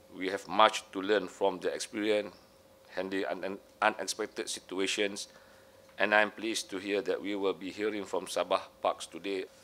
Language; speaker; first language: English; non-native, local second language; Malay